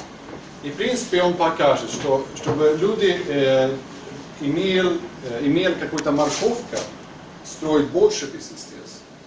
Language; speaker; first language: Russian; non-native, learner; Swedish